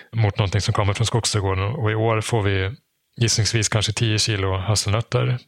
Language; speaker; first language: Swedish; non-native, fluent; German